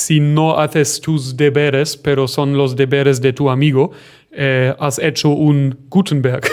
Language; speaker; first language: Spanish; non-native, fluent; German